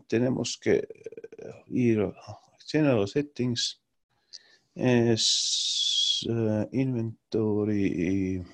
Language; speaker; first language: Spanish; non-native, learner; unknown